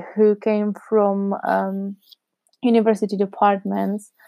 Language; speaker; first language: English; non-native, fluent; Czech